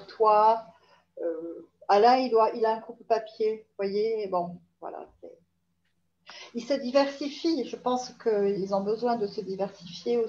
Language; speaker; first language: French; native; French